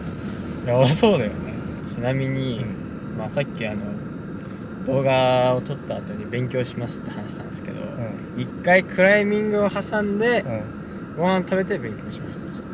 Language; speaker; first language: Japanese; native; Japanese